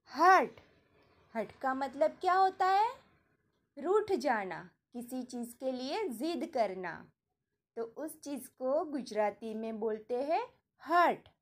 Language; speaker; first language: Hindi; non-native, local second language; Gujarati